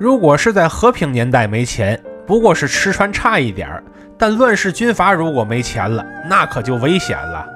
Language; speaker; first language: Chinese; native; Chinese